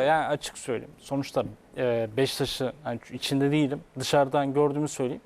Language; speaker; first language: Turkish; native; Turkish